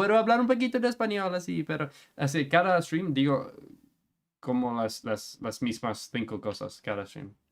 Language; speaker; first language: Spanish; non-native, learner; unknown